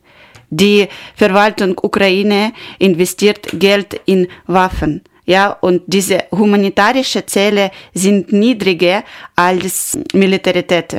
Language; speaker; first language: German; non-native, learner; Ukrainian